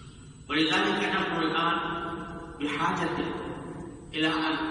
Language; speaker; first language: Arabic; non-native, fluent; Urdu